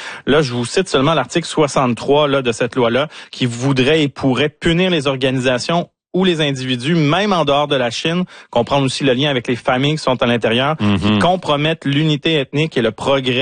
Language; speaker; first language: French; native; French